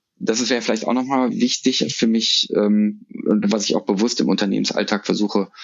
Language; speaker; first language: German; native; German